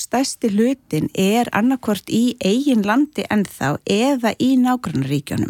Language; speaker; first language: Icelandic; native; Icelandic